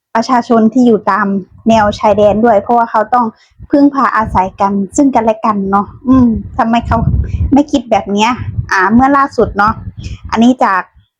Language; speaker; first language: Thai; native; Thai